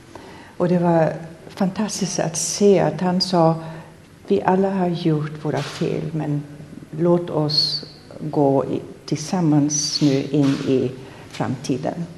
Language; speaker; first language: Swedish; non-native, fluent; German